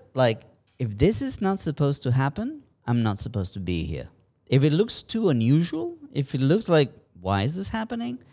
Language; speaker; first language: English; non-native, fluent; Spanish